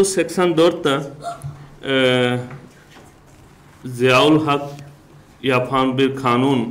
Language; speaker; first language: Turkish; non-native, learner; Urdu